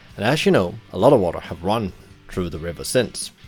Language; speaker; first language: English; native; English